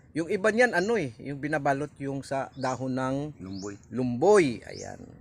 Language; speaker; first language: Filipino; non-native, local second language; Cebuano